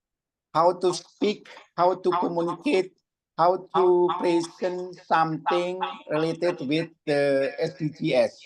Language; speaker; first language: English; non-native, learner; Indonesian